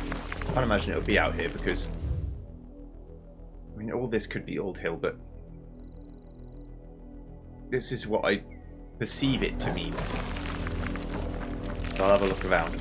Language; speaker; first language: English; native; English